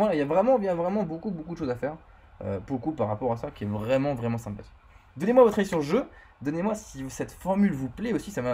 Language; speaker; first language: French; native; French